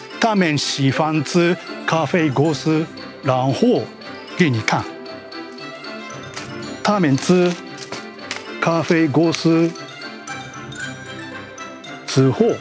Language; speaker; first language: Chinese; non-native, learner; Japanese